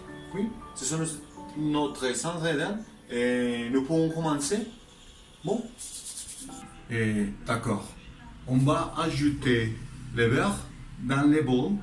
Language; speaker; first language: French; non-native, learner; Spanish